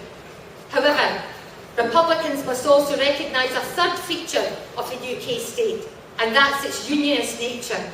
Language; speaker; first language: English; native; English